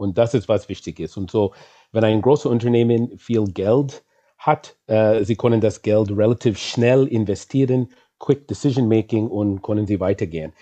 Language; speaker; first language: German; non-native, fluent; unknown